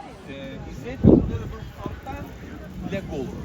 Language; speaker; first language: Russian; non-native, learner; Turkish